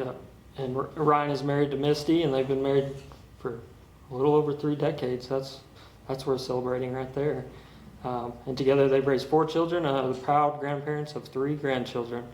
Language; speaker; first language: English; native; English